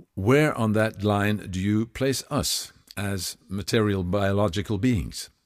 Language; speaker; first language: English; non-native, fluent; Norwegian